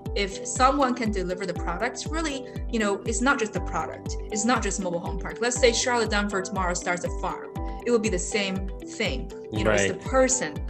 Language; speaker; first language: English; non-native, fluent; Chinese